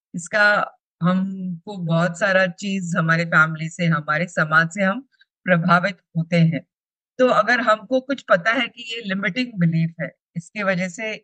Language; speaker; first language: Hindi; non-native, local second language; Telugu